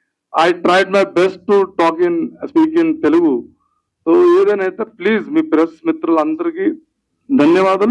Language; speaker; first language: Telugu; early bilingual, heritage; Telugu